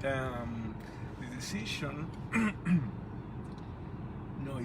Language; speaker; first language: English; non-native, learner; Spanish